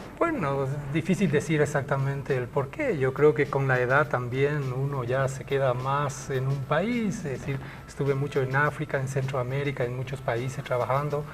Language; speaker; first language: Spanish; early bilingual, other home language; French